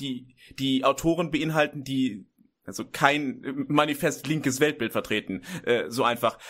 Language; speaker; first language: German; native; German